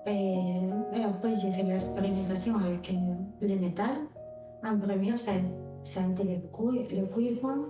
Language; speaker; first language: French; non-native, fluent; Spanish